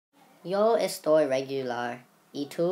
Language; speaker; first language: Spanish; non-native, learner; English